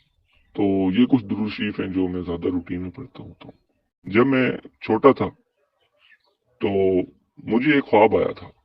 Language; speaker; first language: Urdu; native; Urdu